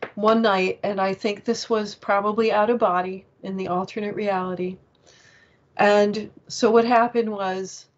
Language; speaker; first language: English; native; English